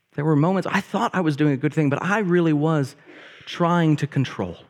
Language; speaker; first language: English; native; English